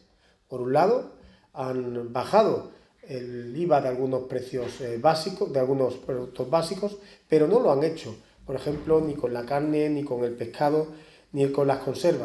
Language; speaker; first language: Spanish; native; Spanish